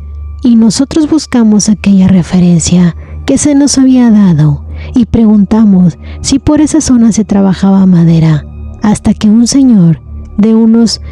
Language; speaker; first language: Spanish; native; Spanish